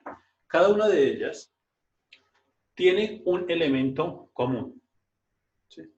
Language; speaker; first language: Spanish; native; Spanish